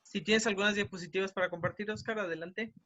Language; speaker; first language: Spanish; native; Spanish